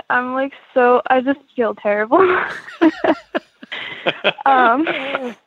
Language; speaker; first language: English; native; English